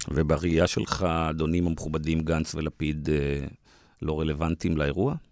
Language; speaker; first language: Hebrew; native; Hebrew